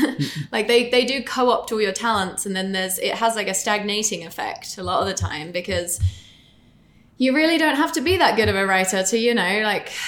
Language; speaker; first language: English; native; English